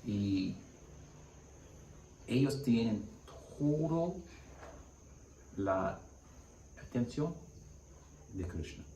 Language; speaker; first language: Spanish; non-native, learner; English